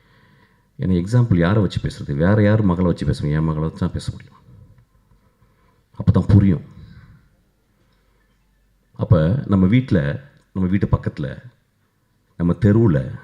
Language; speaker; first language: Tamil; native; Tamil